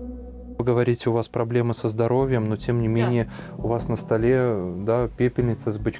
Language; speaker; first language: Russian; native; Russian